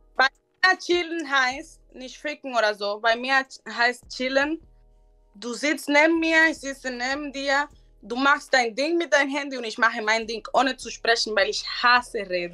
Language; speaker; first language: German; non-native, learner; Spanish